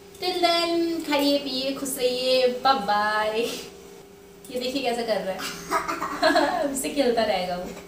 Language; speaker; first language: Hindi; non-native, local second language; Bangla